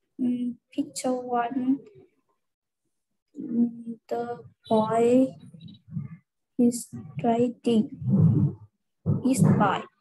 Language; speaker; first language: English; non-native, learner; Vietnamese